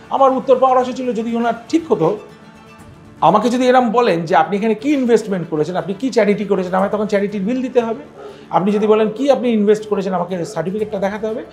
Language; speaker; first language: Bangla; native; Bangla